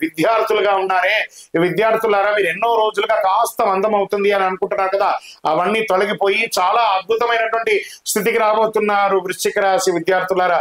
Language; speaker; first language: Telugu; native; Telugu